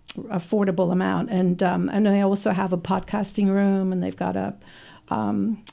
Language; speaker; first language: English; native; English